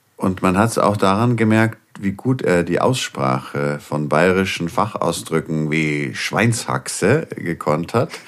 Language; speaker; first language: German; native; German